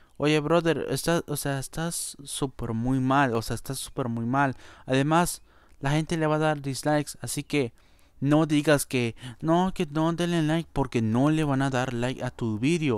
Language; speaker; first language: Spanish; native; Spanish